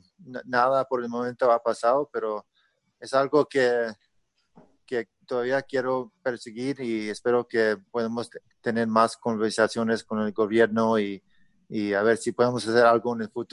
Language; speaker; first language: Spanish; early bilingual, heritage; Spanish